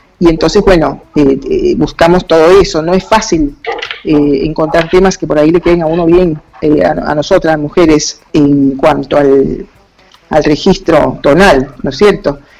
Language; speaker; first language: Spanish; native; Spanish